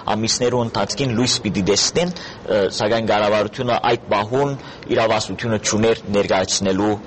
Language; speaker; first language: Armenian; early bilingual, heritage; Armenian